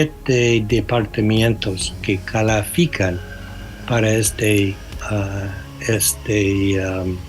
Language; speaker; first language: Spanish; non-native, fluent; English